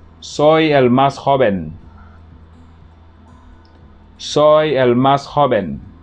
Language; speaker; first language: Spanish; non-native, fluent; Wolof